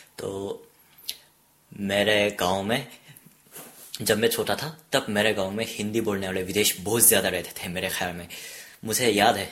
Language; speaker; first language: Hindi; non-native, fluent; Korean